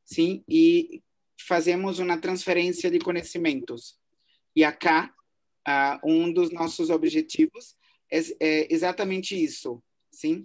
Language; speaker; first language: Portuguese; non-native, learner; Spanish